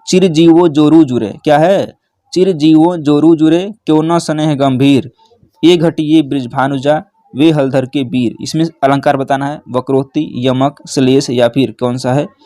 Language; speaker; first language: Hindi; native; Hindi